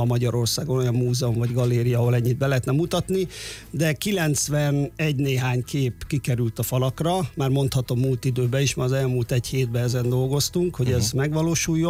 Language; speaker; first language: Hungarian; native; Hungarian